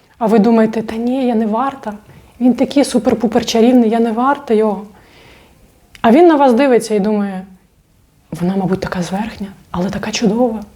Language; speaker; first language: Ukrainian; non-native, local second language; Russian